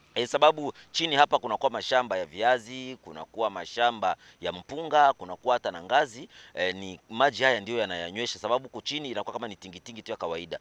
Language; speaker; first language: Swahili; native; Swahili